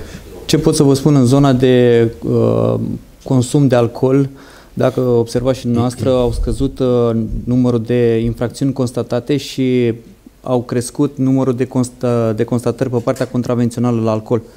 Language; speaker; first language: Romanian; native; Romanian